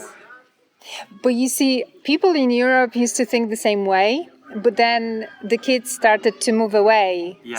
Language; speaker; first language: English; non-native, fluent; Polish